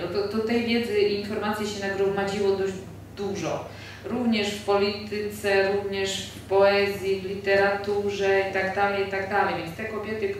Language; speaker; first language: Polish; non-native, fluent; Georgian